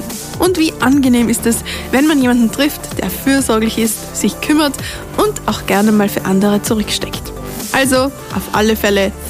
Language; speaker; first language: German; native; German